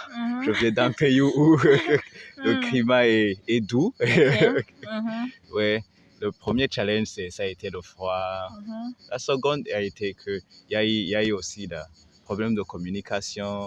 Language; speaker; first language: French; non-native, local second language; Rundi